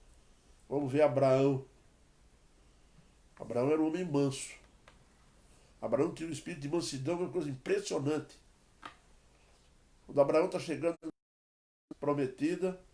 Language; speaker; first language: Portuguese; native; Portuguese